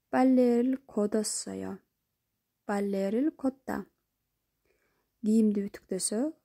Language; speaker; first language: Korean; non-native, fluent; Kyrgyz